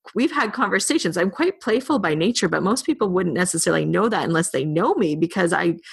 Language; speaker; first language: English; native; English